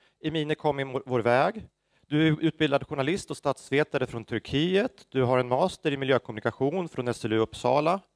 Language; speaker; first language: Swedish; native; Swedish